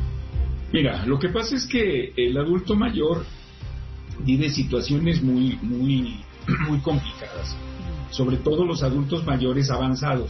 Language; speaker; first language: Spanish; native; Spanish